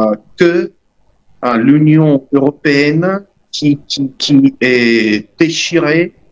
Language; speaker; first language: French; non-native, fluent; Russian